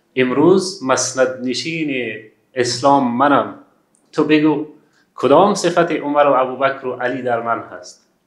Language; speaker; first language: Persian; native; Persian